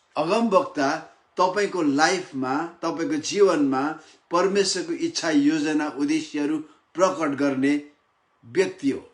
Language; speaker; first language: Nepali; non-native, local second language; Limbu